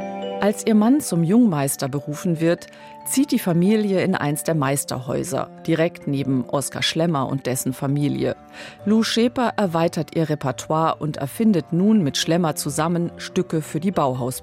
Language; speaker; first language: German; native; German